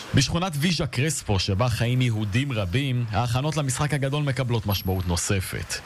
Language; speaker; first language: Hebrew; native; Hebrew